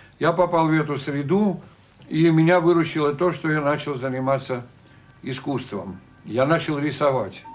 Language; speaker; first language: Russian; non-native, local second language; Armenian